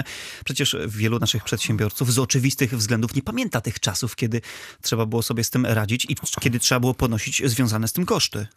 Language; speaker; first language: Polish; native; Polish